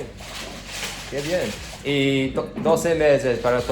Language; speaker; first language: Spanish; non-native, learner; English